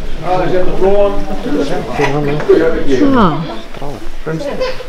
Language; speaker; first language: Icelandic; native; Icelandic